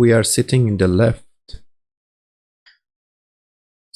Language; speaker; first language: English; non-native, learner; Persian